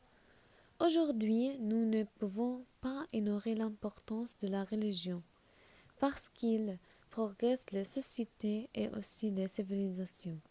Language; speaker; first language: French; non-native, learner; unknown